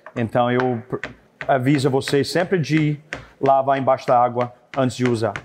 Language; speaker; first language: Portuguese; non-native, fluent; French